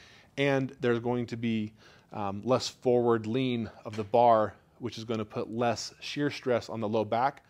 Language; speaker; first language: English; native; English